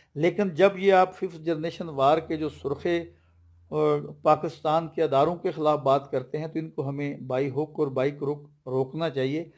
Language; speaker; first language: Urdu; non-native, local second language; Punjabi